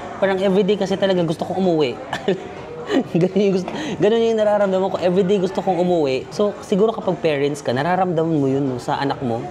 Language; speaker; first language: Filipino; non-native, local second language; Cebuano